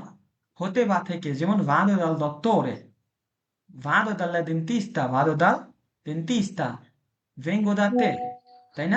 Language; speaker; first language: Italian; non-native, fluent; Bangla